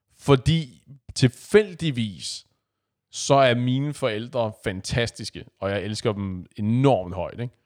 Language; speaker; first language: Danish; native; Danish